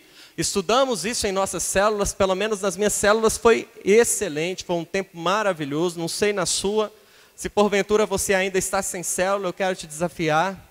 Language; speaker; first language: Portuguese; native; Portuguese